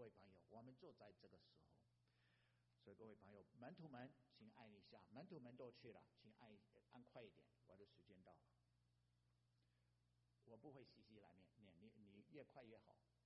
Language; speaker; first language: Chinese; non-native, fluent; English